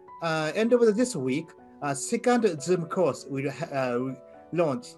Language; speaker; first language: English; non-native, learner; Japanese